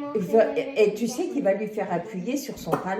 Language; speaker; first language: French; native; French